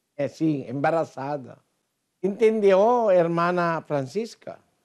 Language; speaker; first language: Spanish; non-native, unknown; Filipino